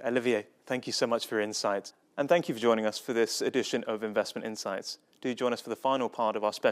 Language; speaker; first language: English; native; English